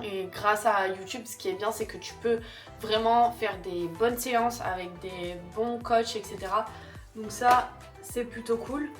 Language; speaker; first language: French; native; French